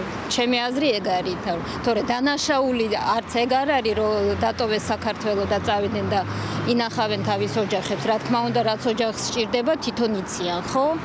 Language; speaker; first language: Georgian; non-native, local second language; Russian